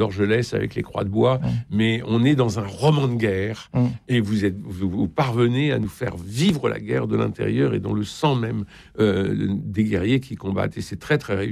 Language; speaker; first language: French; native; French